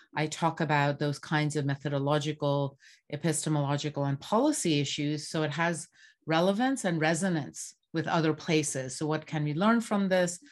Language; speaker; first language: English; non-native, local second language; Bangla